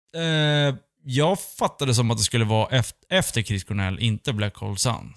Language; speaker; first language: Swedish; native; Swedish